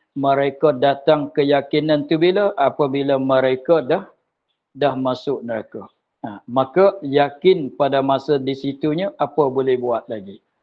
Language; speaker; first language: Malay; native; Malay